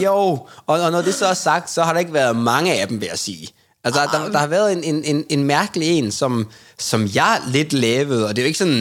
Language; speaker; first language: Danish; native; Danish